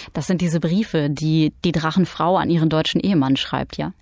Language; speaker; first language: German; native; German